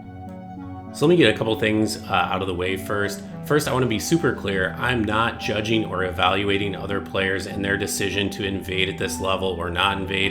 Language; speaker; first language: English; native; English